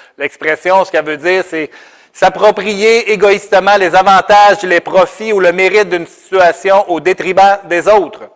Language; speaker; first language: French; native; French